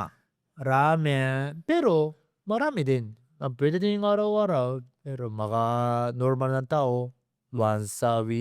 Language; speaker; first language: Filipino; non-native, learner; Japanese